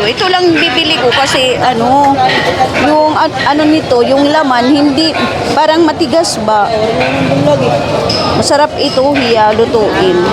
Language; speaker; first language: Filipino; non-native, local second language; Waray